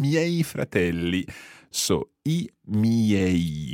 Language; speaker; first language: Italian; non-native, fluent; English